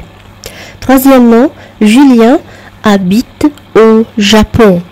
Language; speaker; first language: French; non-native, fluent; Arabic